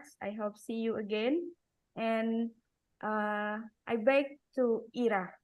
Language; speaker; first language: English; non-native, learner; Indonesian